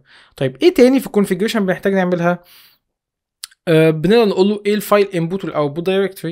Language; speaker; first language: Arabic; native; Arabic